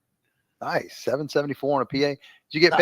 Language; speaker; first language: English; native; English